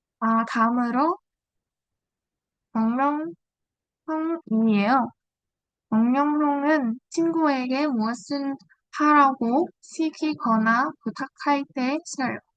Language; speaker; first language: Korean; non-native, learner; Vietnamese